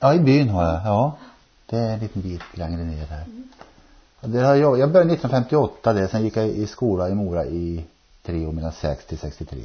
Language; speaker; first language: Swedish; native; Swedish